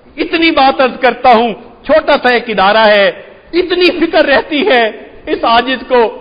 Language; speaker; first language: Urdu; non-native, local second language; Punjabi